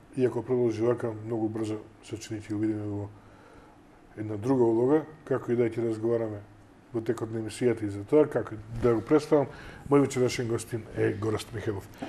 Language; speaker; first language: Macedonian; native; Macedonian